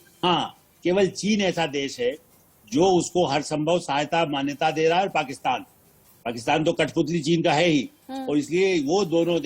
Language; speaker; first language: Hindi; native; Hindi